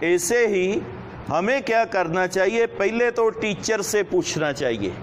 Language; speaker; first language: Hindi; non-native, local second language; Punjabi